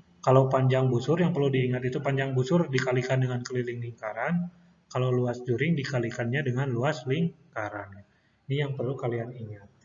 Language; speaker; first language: Indonesian; native; Indonesian